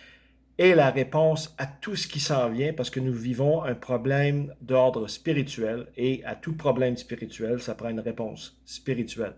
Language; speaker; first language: French; native; French